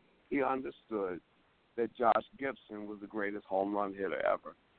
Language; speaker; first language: English; native; English